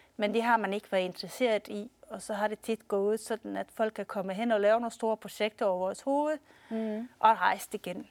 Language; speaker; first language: Danish; early bilingual, heritage; Swedish